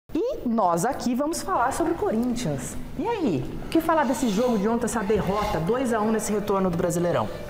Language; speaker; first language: Portuguese; native; Portuguese